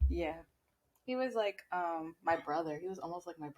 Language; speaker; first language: English; native; English